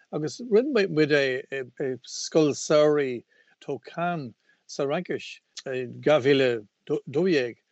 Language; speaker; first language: Irish; non-native, local second language; English